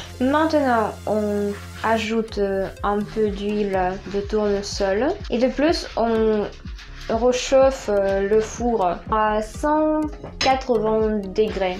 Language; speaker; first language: French; non-native, fluent; Russian